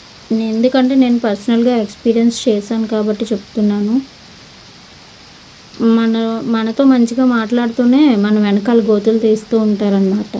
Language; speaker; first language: Telugu; native; Telugu